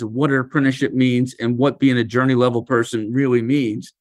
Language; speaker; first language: English; native; English